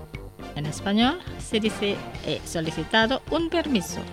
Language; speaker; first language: Spanish; non-native, fluent; Indonesian